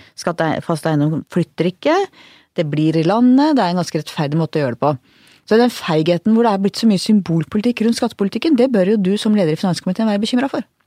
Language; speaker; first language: Norwegian; native; Norwegian